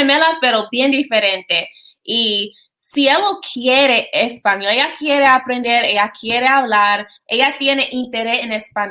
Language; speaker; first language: Spanish; non-native, fluent; English